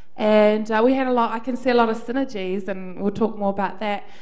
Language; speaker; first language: English; native; English